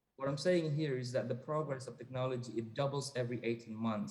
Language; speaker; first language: English; non-native, fluent; Indonesian